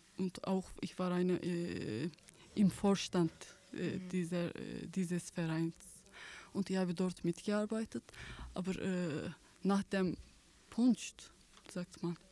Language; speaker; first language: German; non-native, learner; Kurdish